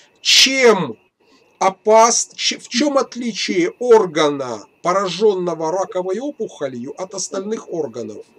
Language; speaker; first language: Russian; native; Russian